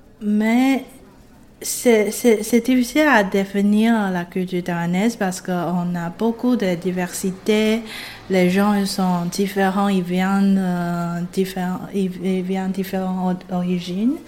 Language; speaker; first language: French; non-native, fluent; Chinese